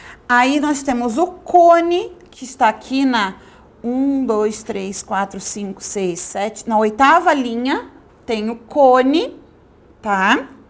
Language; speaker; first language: Portuguese; native; Portuguese